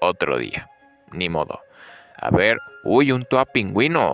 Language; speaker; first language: Spanish; native; Spanish